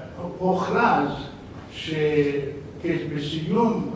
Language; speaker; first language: Hebrew; non-native, fluent; Arabic